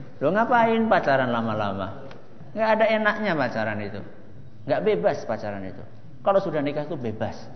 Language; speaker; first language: Indonesian; non-native, local second language; Javanese